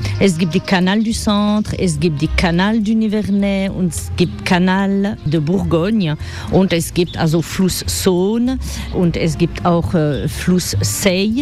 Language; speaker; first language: German; non-native, learner; French